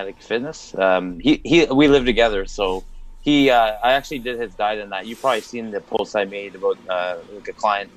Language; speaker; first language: English; native; English